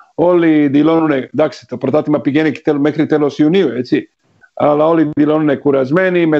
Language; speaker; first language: Greek; non-native, fluent; Serbian